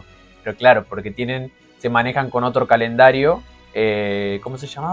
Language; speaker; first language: Spanish; native; Spanish